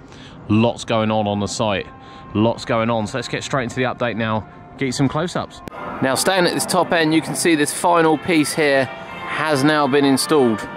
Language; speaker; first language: English; native; English